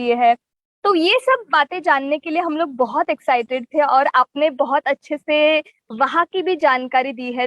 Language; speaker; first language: Hindi; non-native, local second language; Marathi